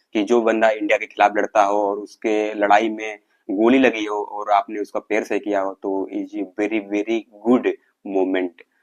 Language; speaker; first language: Hindi; native; Hindi